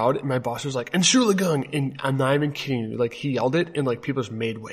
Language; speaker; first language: English; native; English